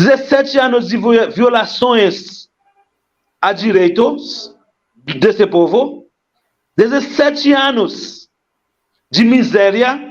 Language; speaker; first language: Portuguese; non-native, fluent; Haitian Creole